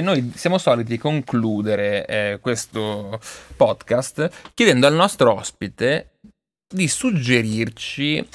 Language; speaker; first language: Italian; native; Italian